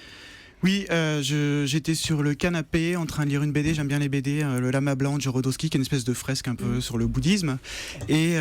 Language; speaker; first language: French; native; French